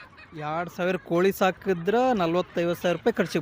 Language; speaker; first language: Kannada; native; Kannada